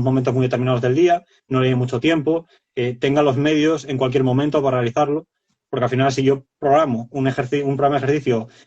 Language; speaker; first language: Spanish; native; Spanish